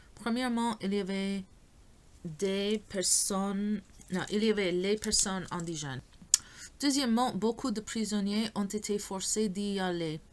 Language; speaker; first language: French; non-native, learner; English